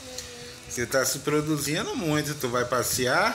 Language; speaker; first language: Portuguese; native; Portuguese